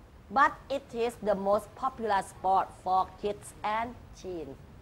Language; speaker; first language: English; non-native, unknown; Thai